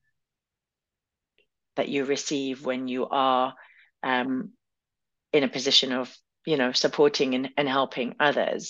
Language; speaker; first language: English; early bilingual, other home language; Arabic